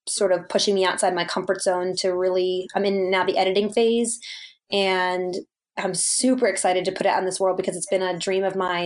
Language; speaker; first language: English; native; English